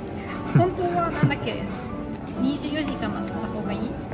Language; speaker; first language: Japanese; non-native, fluent; German